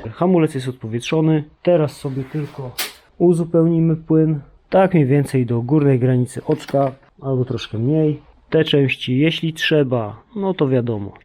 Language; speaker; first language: Polish; native; Polish